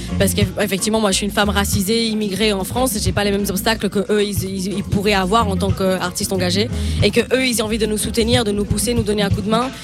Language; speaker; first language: French; non-native, fluent; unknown